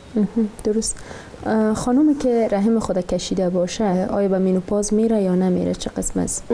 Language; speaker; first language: Persian; native; Persian